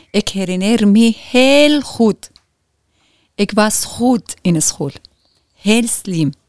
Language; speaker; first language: Dutch; non-native, learner; Arabic